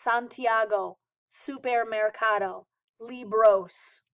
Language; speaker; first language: Spanish; non-native, fluent; English